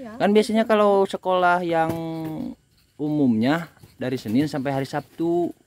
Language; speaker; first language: Indonesian; non-native, local second language; Sundanese